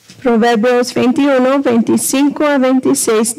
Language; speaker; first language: Spanish; early bilingual, heritage; Spanish